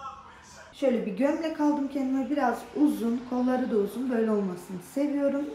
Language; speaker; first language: Turkish; native; Turkish